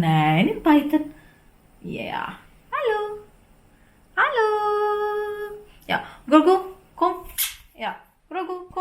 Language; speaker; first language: Dutch; non-native, fluent; Indonesian